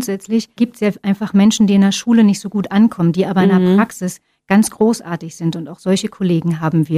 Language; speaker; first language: German; native; German